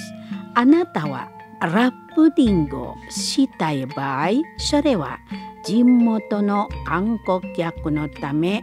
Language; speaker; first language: Japanese; non-native, fluent; Indonesian